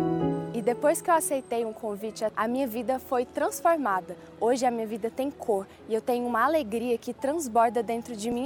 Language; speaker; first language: Portuguese; early bilingual, other home language; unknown